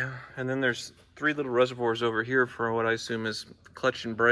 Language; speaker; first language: English; native; English